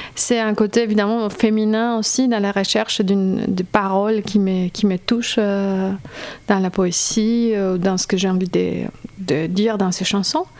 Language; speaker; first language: French; non-native, fluent; Spanish